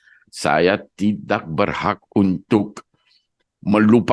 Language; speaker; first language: Indonesian; non-native, fluent; Dutch